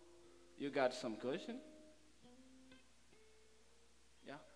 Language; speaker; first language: English; non-native, learner; Tamasheq